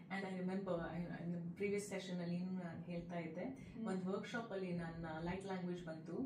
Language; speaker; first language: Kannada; non-native, local second language; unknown